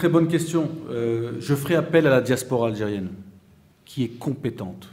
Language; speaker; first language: French; native; French